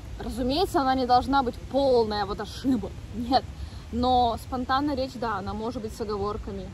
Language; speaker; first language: Russian; native; Russian